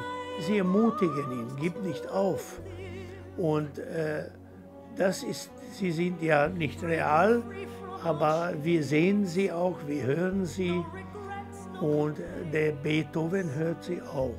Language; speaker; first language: German; non-native, fluent; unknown